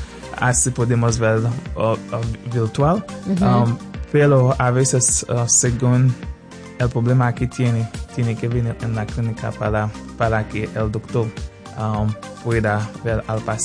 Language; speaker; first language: Spanish; non-native, fluent; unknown